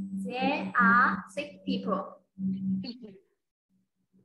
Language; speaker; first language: English; non-native, fluent; Vietnamese